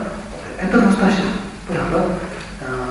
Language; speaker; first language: Russian; non-native, learner; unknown